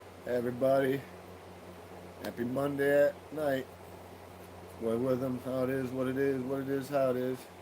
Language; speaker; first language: English; native; English